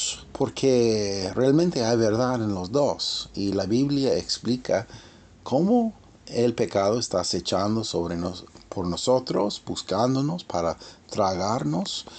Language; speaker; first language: Spanish; non-native, fluent; English